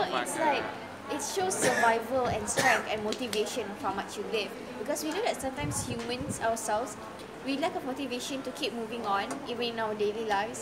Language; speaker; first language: English; non-native, local second language; Malay